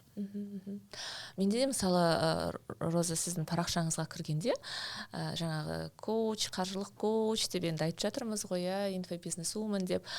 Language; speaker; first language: Kazakh; native; Kazakh